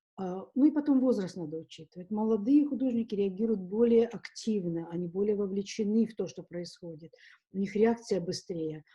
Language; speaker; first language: Russian; native; Russian